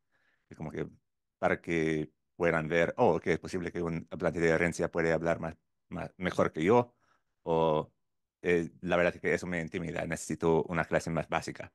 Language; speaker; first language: Spanish; non-native, fluent; English